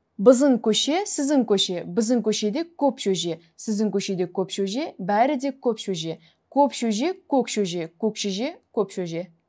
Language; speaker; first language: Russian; non-native, local second language; Kara-Kalpak